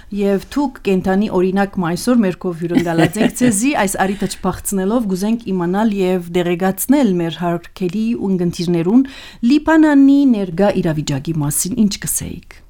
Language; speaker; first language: Armenian; early bilingual, heritage; Armenian